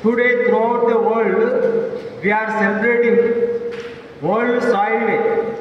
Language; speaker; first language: English; non-native, local second language; Telugu